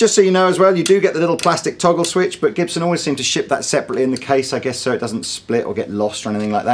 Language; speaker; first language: English; native; English